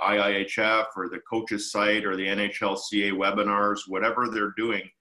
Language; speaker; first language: English; native; English